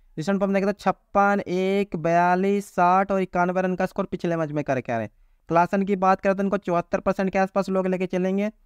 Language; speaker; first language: Hindi; native; Hindi